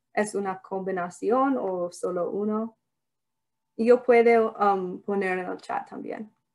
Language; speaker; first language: Spanish; non-native, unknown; English